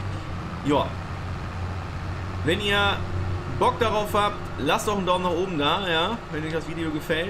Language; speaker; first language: German; native; German